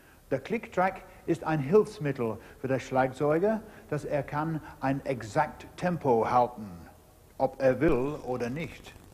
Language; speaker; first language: German; non-native, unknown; English